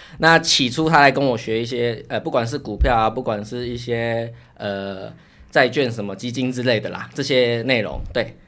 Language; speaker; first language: Chinese; native; Chinese